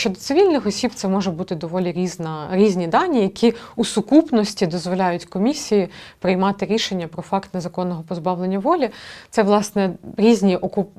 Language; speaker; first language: Ukrainian; native; Ukrainian